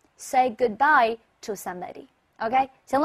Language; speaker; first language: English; non-native, learner; Chinese